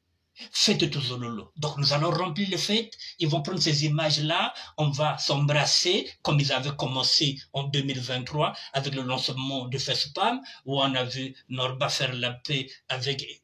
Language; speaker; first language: French; non-native, local second language; Lingala